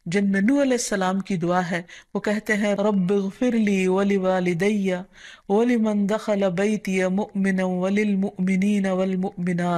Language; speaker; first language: Urdu; native; Urdu